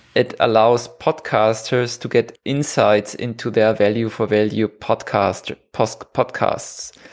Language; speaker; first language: English; non-native, fluent; German